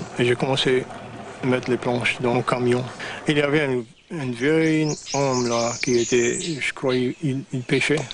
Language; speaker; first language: French; non-native, local second language; English